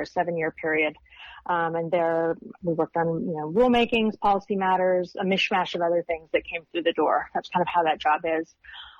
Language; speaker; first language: English; native; English